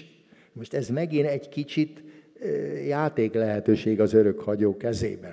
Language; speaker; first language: Hungarian; native; Hungarian